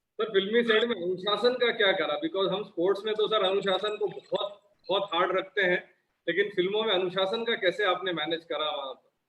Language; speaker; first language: Hindi; native; Hindi